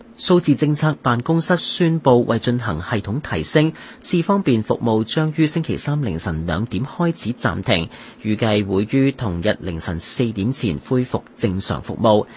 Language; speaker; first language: Chinese; non-native, local second language; Cantonese